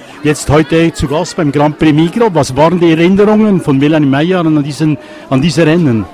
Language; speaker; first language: German; native; German